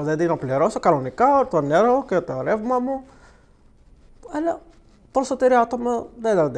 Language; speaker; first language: Greek; non-native, fluent; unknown